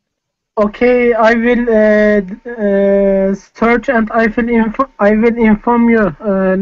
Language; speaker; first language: English; non-native, fluent; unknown